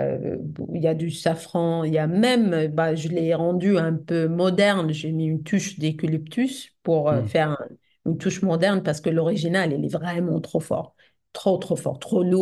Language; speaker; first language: French; non-native, fluent; Arabic